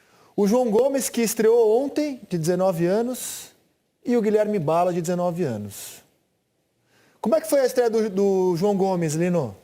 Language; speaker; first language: Portuguese; native; Portuguese